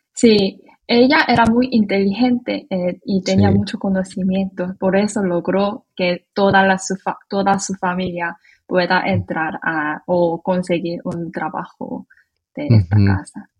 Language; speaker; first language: Spanish; non-native, fluent; Korean